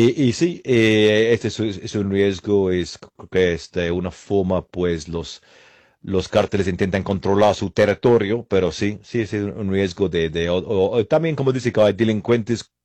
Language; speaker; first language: Spanish; non-native, fluent; English